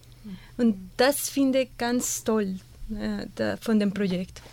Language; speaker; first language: German; non-native, fluent; Spanish